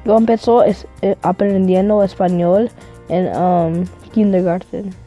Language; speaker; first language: Spanish; non-native, learner; English